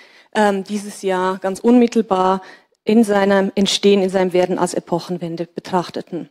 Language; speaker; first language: German; native; German